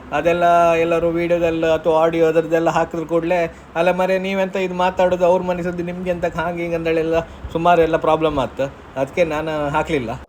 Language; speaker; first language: Kannada; non-native, local second language; Konkani